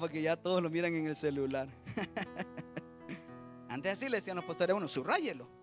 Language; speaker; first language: Spanish; native; Spanish